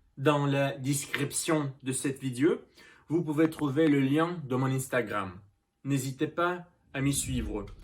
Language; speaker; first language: French; non-native, learner; Russian